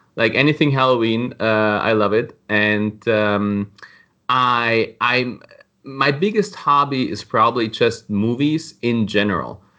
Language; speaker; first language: English; non-native, fluent; German